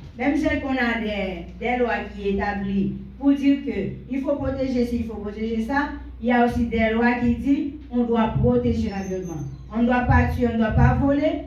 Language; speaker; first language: French; non-native, local second language; Haitian Creole